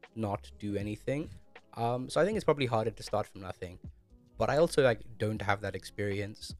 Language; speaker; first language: English; early bilingual, other home language; Amharic